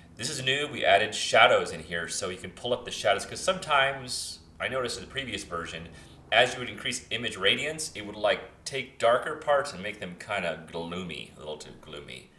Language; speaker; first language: English; native; English